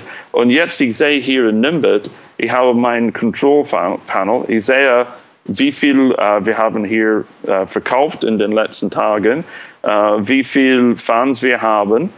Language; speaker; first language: German; non-native, fluent; English